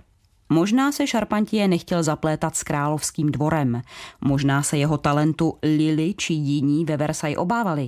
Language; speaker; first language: Czech; native; Czech